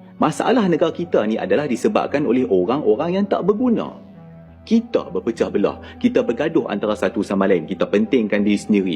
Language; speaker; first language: Malay; native; Malay